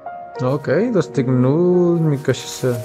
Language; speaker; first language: Russian; non-native, fluent; Spanish